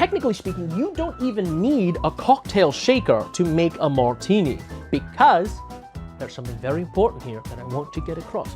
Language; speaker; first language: English; native; English